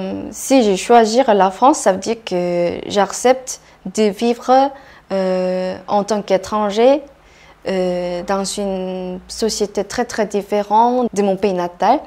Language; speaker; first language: French; non-native, fluent; Korean